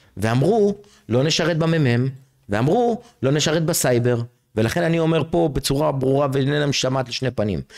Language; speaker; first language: Hebrew; native; Hebrew